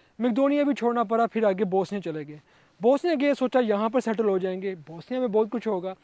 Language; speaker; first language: Urdu; non-native, local second language; Punjabi